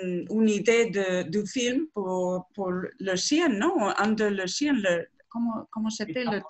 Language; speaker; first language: French; non-native, learner; Spanish